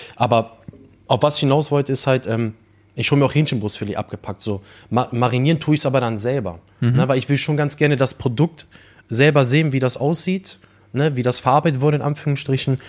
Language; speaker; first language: German; native; German